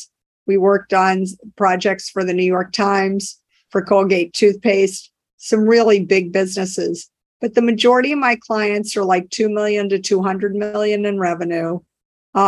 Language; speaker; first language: English; native; English